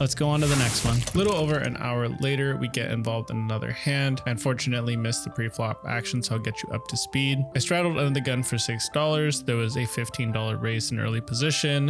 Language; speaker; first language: English; native; English